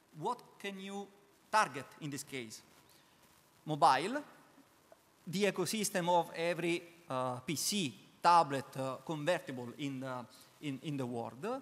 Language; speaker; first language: English; non-native, learner; Italian